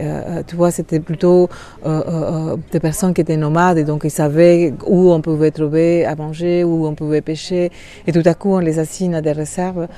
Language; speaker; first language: French; non-native, fluent; Spanish